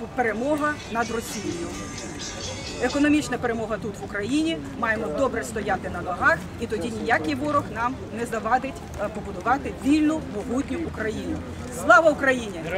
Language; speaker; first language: Ukrainian; native; Ukrainian